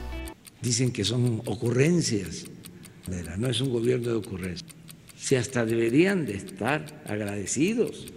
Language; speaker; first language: Spanish; native; Spanish